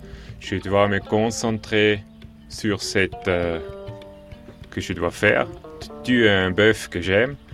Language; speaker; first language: French; non-native, local second language; German